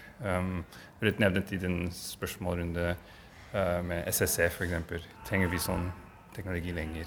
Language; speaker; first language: Norwegian; non-native, fluent; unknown